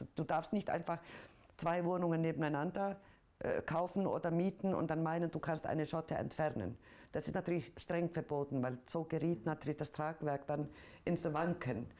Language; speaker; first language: German; non-native, fluent; Icelandic